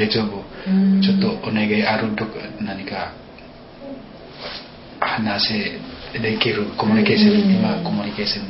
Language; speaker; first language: Japanese; non-native, learner; Indonesian